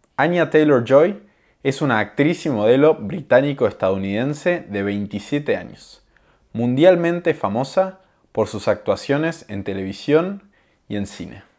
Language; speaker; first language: Spanish; native; Spanish